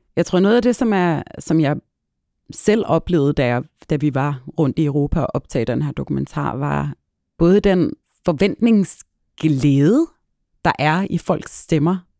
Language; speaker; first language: Danish; early bilingual, other home language; Arabic